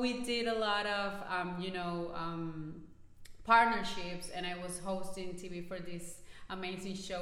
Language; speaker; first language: English; non-native, fluent; Spanish